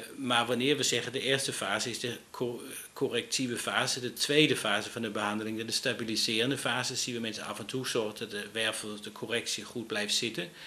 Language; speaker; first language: Dutch; non-native, fluent; Danish